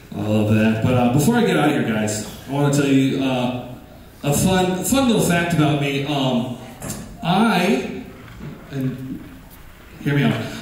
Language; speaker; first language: English; native; English